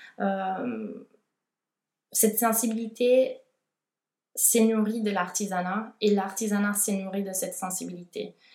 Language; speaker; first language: French; non-native, fluent; Italian